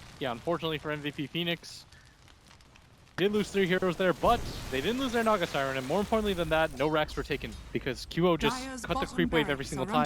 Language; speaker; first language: English; native; English